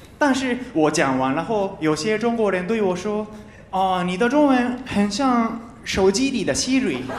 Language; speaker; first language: Chinese; non-native, fluent; Japanese